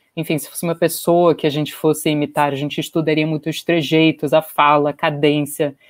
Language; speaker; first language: Portuguese; non-native, fluent; English